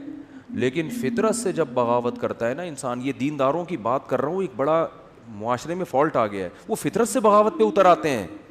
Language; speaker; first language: Urdu; native; Urdu